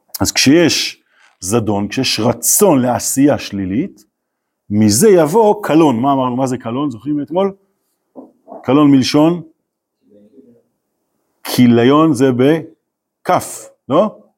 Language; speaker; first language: Hebrew; native; Hebrew